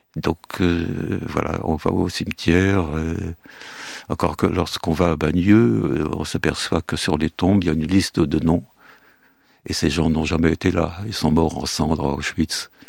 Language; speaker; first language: French; early bilingual, other home language; Yiddish